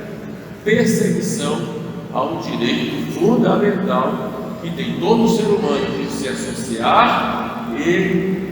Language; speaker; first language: Portuguese; native; Portuguese